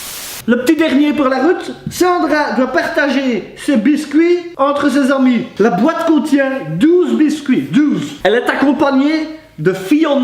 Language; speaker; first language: French; native; French